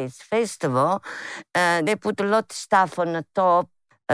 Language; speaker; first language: English; non-native, learner; Italian